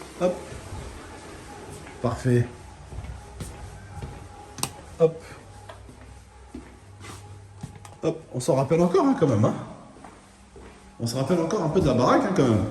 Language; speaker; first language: French; native; French